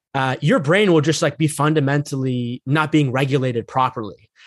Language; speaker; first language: English; native; English